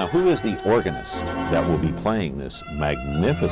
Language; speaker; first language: English; native; English